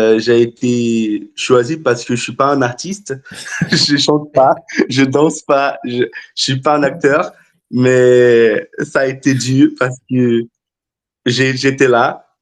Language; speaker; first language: French; non-native, fluent; Portuguese